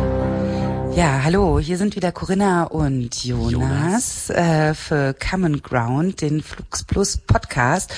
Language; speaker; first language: German; native; German